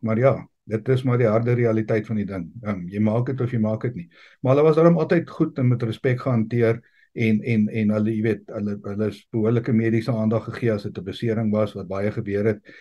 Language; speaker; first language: Afrikaans; native; Afrikaans